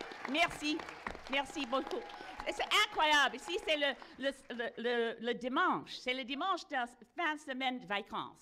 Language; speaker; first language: French; non-native, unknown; English